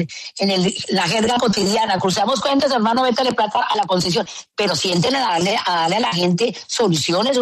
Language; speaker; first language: Spanish; native; Spanish